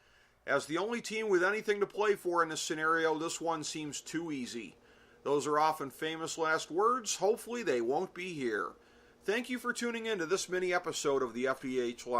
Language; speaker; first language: English; native; English